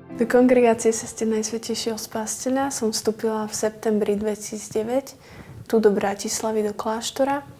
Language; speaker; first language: Slovak; early bilingual, heritage; Slovak